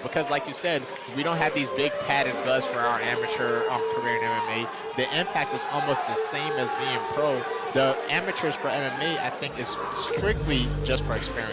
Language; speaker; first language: English; native; English